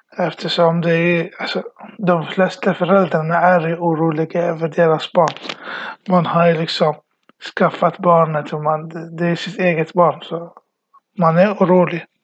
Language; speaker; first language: Swedish; early bilingual, other home language; Arabic